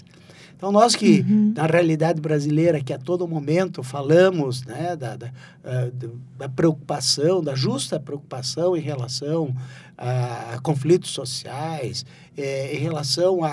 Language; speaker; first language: Portuguese; native; Portuguese